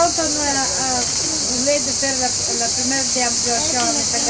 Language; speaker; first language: French; non-native, learner; Greek